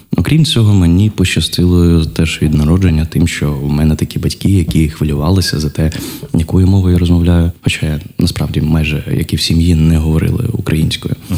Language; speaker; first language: Ukrainian; non-native, local second language; Russian